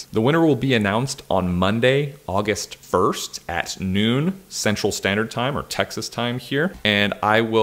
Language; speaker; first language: English; native; English